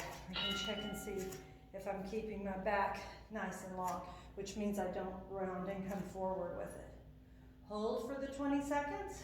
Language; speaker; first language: English; native; English